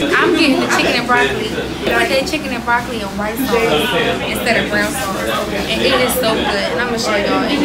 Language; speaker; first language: English; native; English